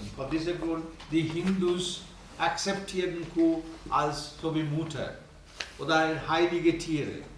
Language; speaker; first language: German; non-native, learner; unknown